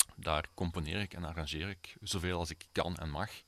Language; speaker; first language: Dutch; early bilingual, other home language; Swedish